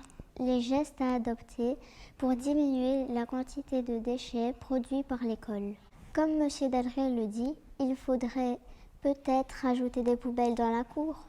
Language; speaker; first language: French; native; French